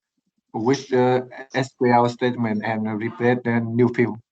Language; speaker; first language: English; non-native, learner; Vietnamese